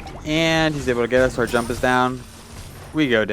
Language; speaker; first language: English; native; English